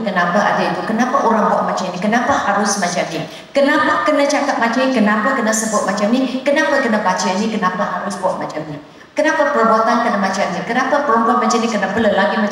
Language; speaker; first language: Indonesian; non-native, local second language; Chinese